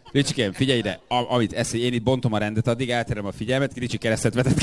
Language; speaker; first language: Hungarian; native; Hungarian